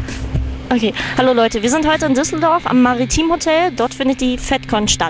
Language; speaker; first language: German; native; German